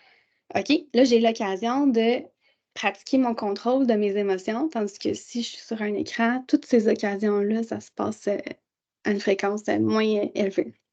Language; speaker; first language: French; native; French